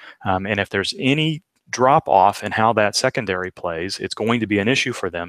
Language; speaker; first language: English; native; English